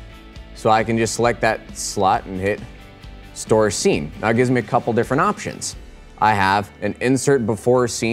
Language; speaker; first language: English; native; English